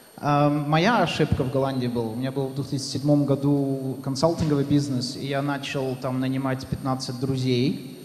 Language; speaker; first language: Russian; non-native, fluent; Dutch